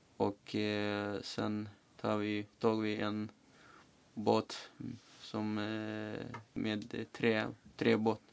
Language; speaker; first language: Swedish; non-native, learner; Tigrinya